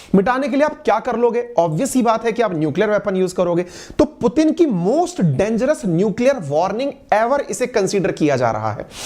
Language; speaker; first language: Hindi; native; Hindi